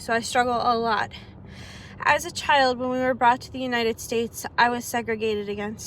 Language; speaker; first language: English; early bilingual, other home language; Arabic